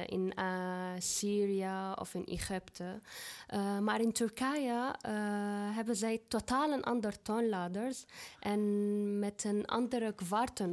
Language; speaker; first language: Dutch; non-native, fluent; Arabic